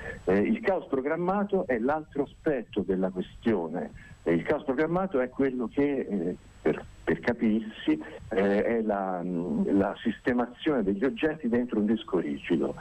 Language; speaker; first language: Italian; native; Italian